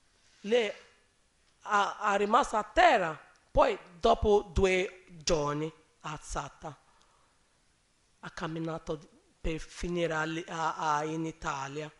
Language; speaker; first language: Italian; non-native, learner; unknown